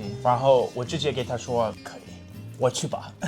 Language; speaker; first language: Chinese; non-native, fluent; English